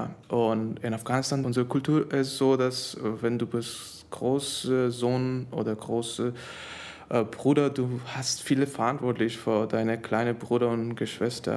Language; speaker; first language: German; non-native, fluent; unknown